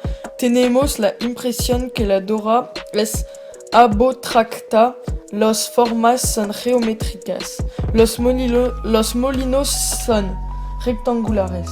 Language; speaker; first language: Spanish; non-native, learner; French